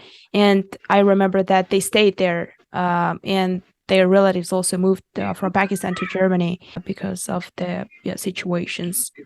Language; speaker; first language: English; non-native, fluent; Kazakh